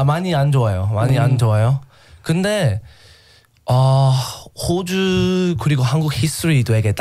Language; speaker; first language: Korean; non-native, learner; English